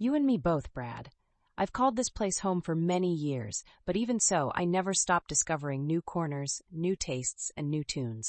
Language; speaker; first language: English; native; English